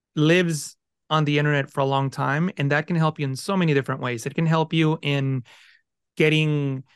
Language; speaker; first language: English; early bilingual, other home language; Spanish